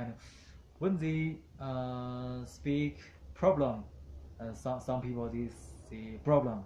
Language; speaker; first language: English; non-native, learner; Chinese